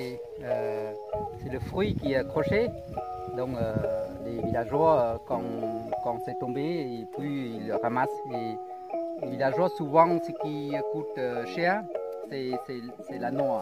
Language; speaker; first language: French; non-native, fluent; Khmer